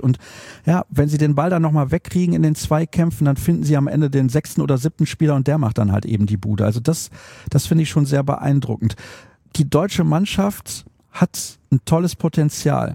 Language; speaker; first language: German; native; German